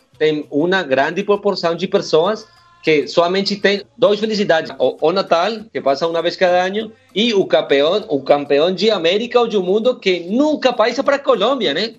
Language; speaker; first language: Portuguese; non-native, learner; Spanish